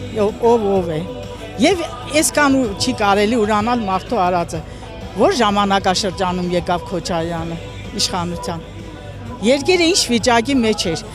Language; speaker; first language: Armenian; native; Armenian